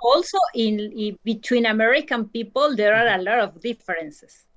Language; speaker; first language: English; non-native, learner; Spanish